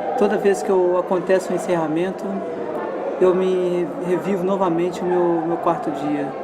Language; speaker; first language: Portuguese; native; Portuguese